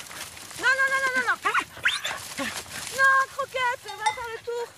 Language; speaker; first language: French; native; French